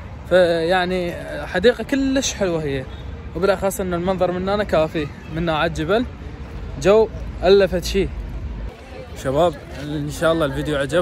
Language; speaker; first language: Arabic; native; Arabic